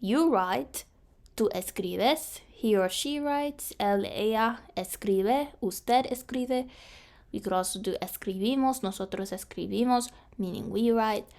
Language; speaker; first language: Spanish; non-native, learner; English